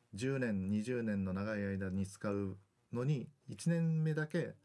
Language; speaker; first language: Japanese; native; Japanese